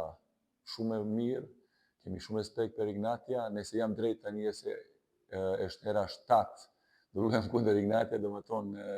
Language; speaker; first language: Albanian; non-native, learner; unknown